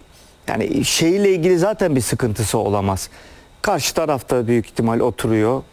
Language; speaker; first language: Turkish; native; Turkish